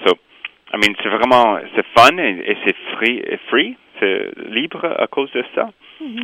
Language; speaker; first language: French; non-native, local second language; English